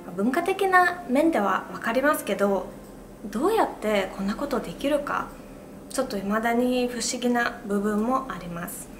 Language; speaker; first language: Japanese; non-native, fluent; Russian